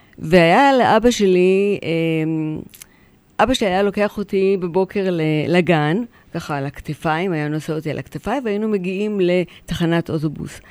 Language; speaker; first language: Hebrew; early bilingual, other home language; Polish